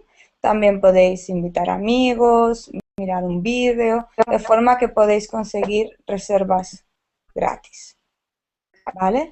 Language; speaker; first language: Spanish; native; Spanish